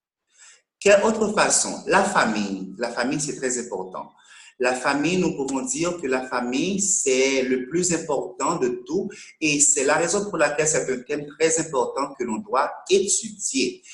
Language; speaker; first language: French; non-native, local second language; Haitian Creole